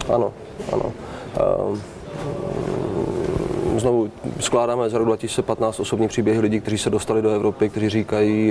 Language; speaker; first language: Czech; native; Czech